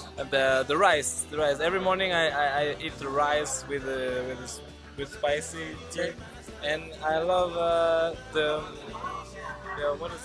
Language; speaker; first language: English; non-native, learner; French